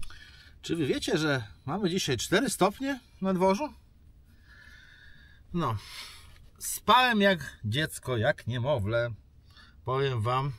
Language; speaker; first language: Polish; native; Polish